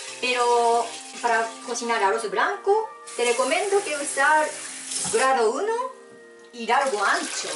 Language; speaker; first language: Spanish; non-native, fluent; Japanese